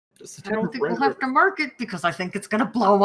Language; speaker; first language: English; native; English